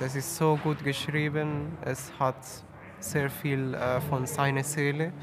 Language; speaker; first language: German; non-native, fluent; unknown